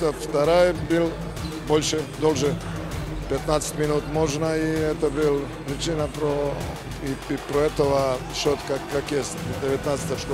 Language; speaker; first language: Russian; non-native, learner; Serbian